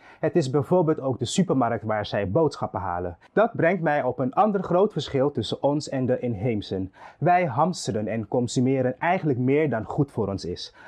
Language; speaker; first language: Dutch; native; Dutch